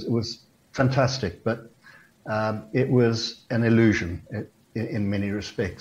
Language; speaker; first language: English; native; English